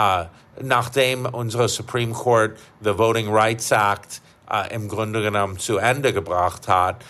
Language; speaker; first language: German; non-native, fluent; English